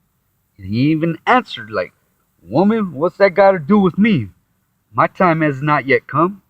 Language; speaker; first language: English; native; English